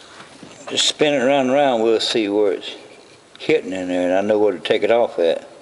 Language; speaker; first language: English; native; English